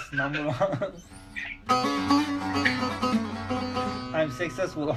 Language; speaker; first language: English; non-native, learner; Turkish